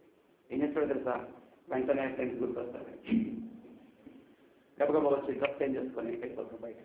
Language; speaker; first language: Telugu; native; Telugu